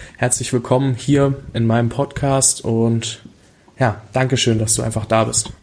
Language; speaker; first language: German; native; German